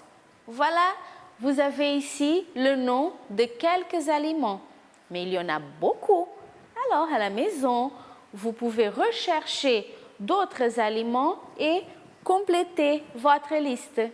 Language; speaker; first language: French; non-native, fluent; Portuguese